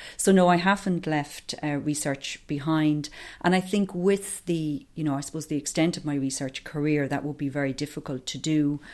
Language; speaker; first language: English; native; English